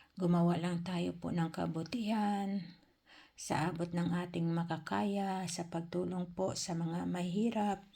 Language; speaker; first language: Filipino; native; Filipino